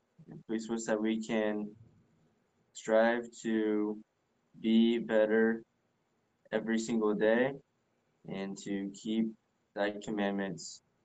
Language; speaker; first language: English; native; English